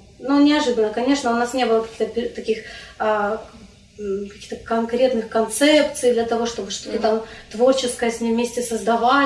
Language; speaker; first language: Russian; non-native, local second language; Crimean Tatar